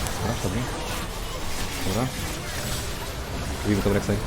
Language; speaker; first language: Polish; native; Polish